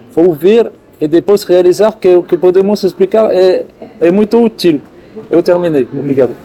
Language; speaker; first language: Portuguese; non-native, fluent; French